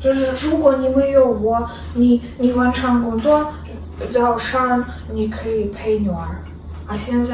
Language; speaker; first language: Chinese; non-native, learner; Ukrainian